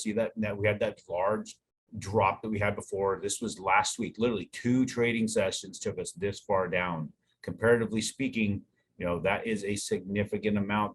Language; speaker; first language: English; native; English